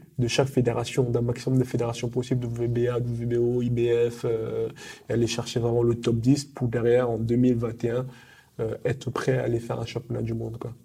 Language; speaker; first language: French; early bilingual, other home language; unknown